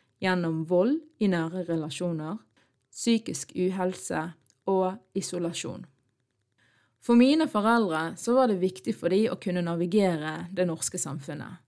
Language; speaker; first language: Norwegian; early bilingual, other home language; Arabic